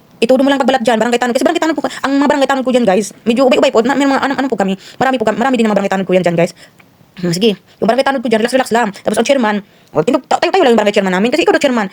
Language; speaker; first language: Filipino; non-native, local second language; Cebuano